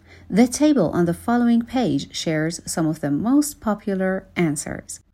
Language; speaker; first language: English; non-native, fluent; Persian